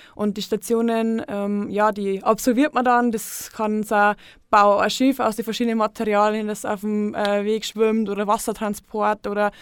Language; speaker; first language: German; native; German